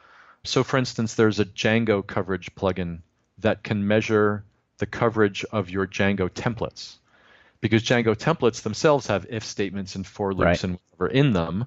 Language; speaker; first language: English; native; English